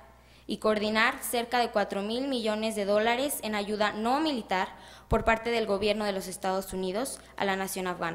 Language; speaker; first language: Spanish; native; Spanish